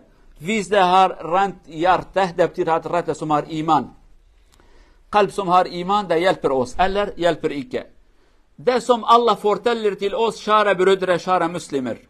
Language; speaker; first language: Swedish; non-native, learner; Kurdish